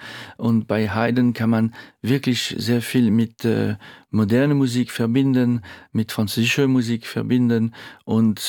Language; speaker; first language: German; non-native, fluent; French